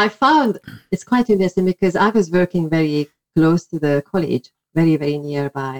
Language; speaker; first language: English; non-native, fluent; Hungarian